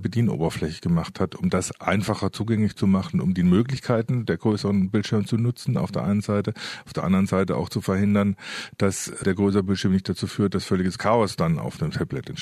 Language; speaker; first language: German; native; German